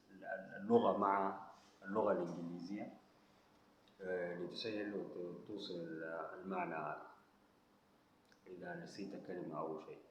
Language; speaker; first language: Arabic; non-native, local second language; Hausa